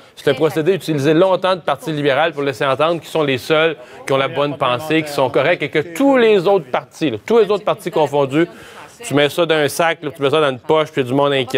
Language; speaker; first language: French; native; French